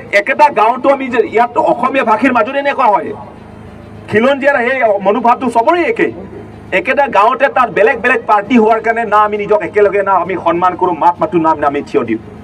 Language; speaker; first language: Assamese; non-native, local second language; Karbi